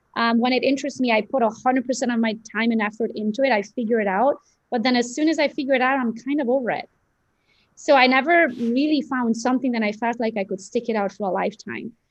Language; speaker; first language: English; non-native, fluent; Romanian